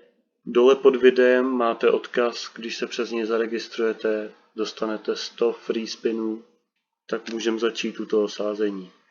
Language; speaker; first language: Czech; native; Czech